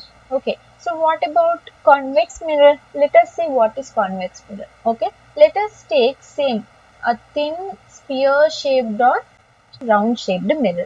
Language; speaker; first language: English; non-native, local second language; Telugu